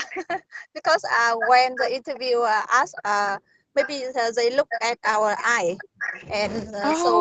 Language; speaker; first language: English; non-native, learner; Vietnamese